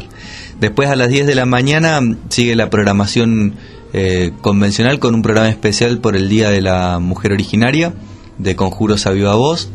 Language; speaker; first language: Spanish; native; Spanish